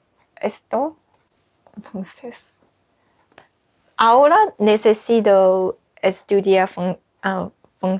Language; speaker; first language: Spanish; non-native, learner; Chinese